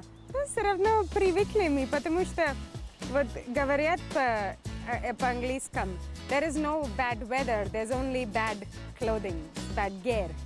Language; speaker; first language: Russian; non-native, fluent; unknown